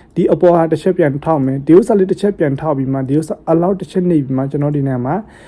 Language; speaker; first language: Burmese; native; Burmese